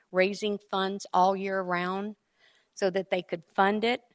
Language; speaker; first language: English; native; English